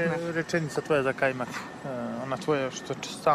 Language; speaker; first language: Serbian; native; Serbian